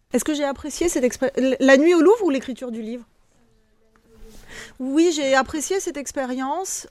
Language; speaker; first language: French; early bilingual, other home language; Bosnian